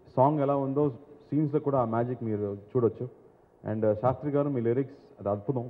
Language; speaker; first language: Telugu; non-native, learner; Tamil